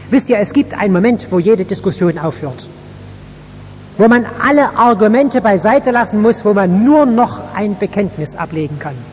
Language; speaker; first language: German; native; German